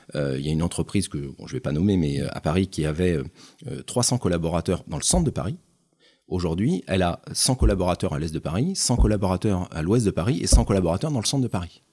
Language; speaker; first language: French; native; French